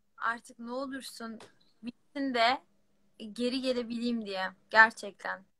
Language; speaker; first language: Turkish; non-native, fluent; German